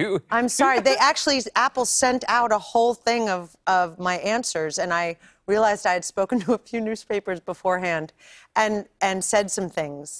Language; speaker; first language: English; native; English